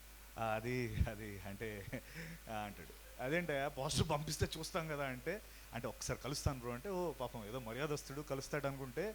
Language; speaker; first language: Telugu; native; Telugu